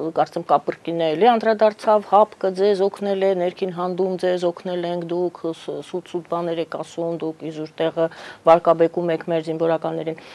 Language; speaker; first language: Armenian; native; Armenian